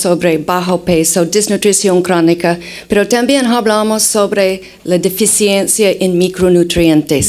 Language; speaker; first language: Spanish; non-native, fluent; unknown